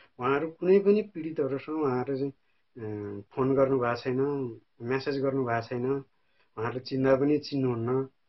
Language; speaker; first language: Nepali; native; Nepali